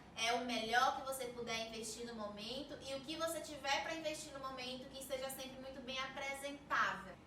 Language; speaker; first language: Portuguese; native; Portuguese